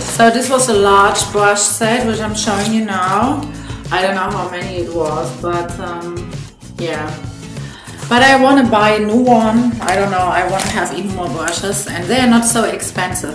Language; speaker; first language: English; non-native, fluent; German